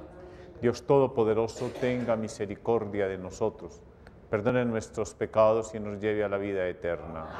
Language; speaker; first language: Spanish; native; Spanish